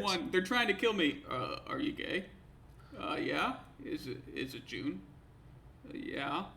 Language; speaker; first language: English; native; English